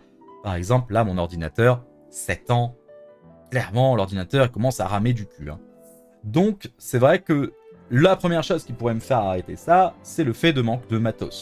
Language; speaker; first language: French; native; French